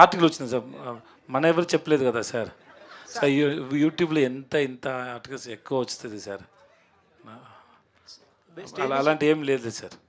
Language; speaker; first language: Telugu; non-native, learner; Tamil